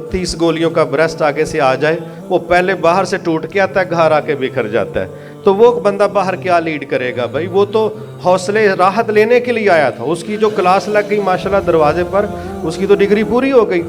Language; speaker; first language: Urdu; non-native, local second language; Punjabi